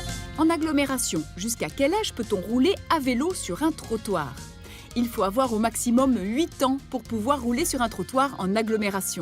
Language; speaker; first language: French; native; French